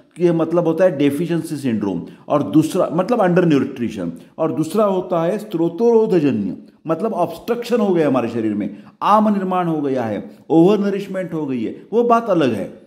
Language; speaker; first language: Hindi; non-native, local second language; Marathi